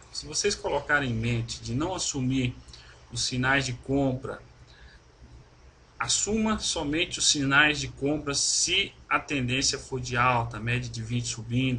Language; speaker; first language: Portuguese; native; Portuguese